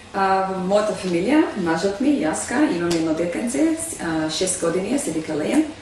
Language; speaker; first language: Macedonian; early bilingual, heritage; Macedonian